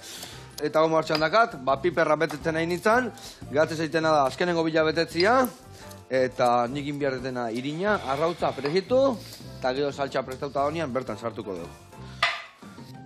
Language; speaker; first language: Basque; native; Basque